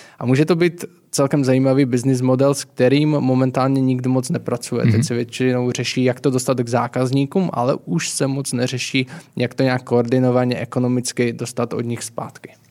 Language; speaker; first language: Czech; native; Czech